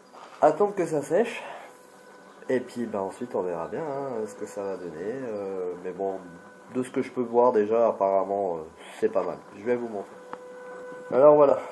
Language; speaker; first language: French; native; French